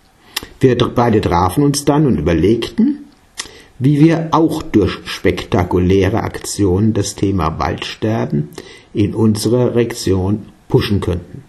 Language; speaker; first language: German; native; German